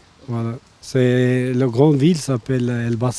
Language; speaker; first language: French; non-native, learner; Albanian